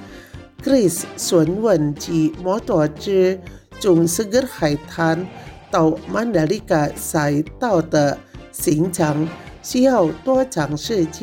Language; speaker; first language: Chinese; non-native, fluent; Indonesian